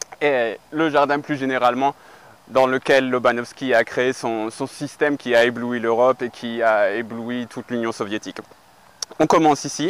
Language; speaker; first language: French; native; French